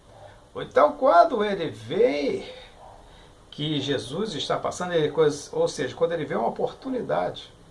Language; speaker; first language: Portuguese; native; Portuguese